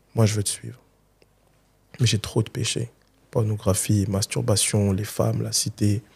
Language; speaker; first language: French; early bilingual, other home language; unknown